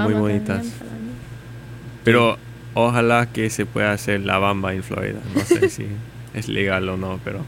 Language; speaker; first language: Spanish; non-native, learner; English